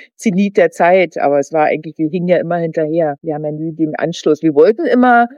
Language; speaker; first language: German; native; German